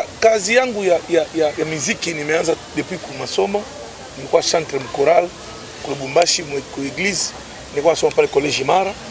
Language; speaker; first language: Swahili; non-native, local second language; Lingala